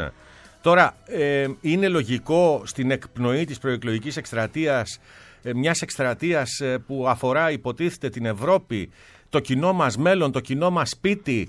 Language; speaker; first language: Greek; native; Greek